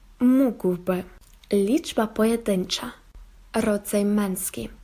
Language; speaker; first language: Polish; non-native, fluent; Ukrainian